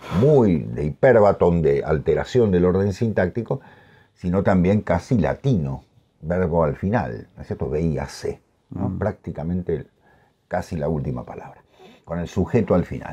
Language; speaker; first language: Spanish; native; Spanish